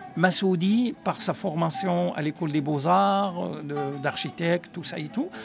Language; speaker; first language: French; non-native, local second language; Arabic